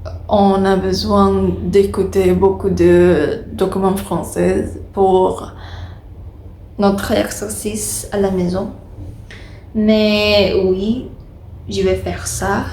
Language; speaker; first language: French; non-native, learner; Indonesian